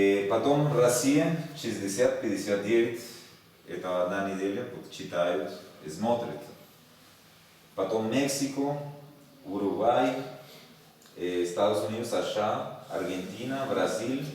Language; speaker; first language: Russian; non-native, learner; Spanish